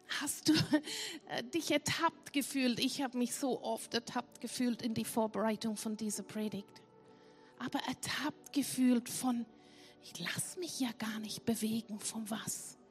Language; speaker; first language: German; non-native, fluent; English